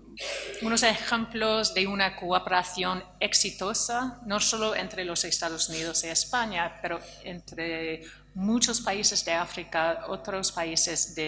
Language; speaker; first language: Spanish; non-native, fluent; English